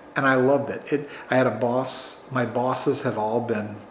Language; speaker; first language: English; native; English